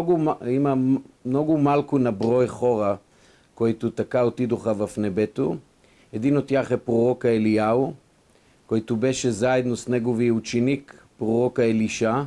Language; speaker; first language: Bulgarian; non-native, fluent; Hebrew